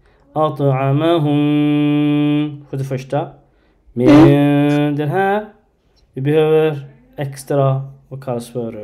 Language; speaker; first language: Swedish; non-native, learner; Arabic